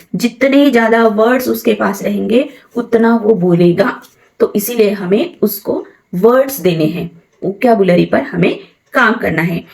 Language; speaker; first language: Hindi; non-native, local second language; Marathi